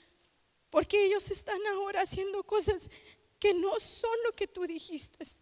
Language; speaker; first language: Spanish; native; Spanish